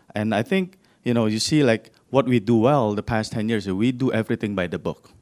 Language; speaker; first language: English; non-native, fluent; Indonesian